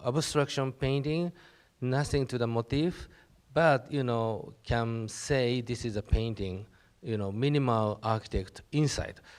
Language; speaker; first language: English; non-native, learner; Japanese